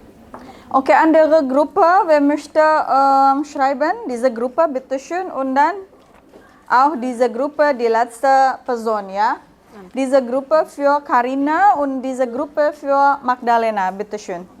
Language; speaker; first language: German; non-native, learner; Indonesian